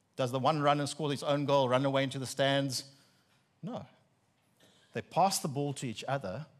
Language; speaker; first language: English; non-native, local second language; Afrikaans